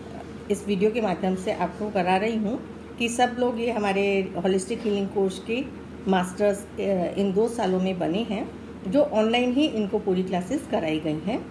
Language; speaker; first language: Hindi; native; Hindi